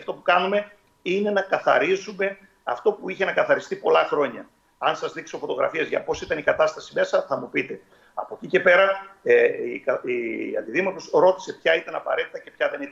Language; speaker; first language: Greek; native; Greek